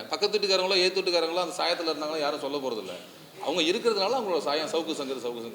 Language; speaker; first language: Tamil; native; Tamil